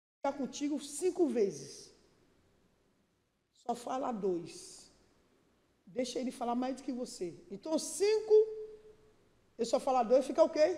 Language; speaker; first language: Portuguese; non-native, learner; Yoruba